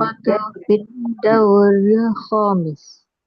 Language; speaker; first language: Arabic; non-native, learner; Indonesian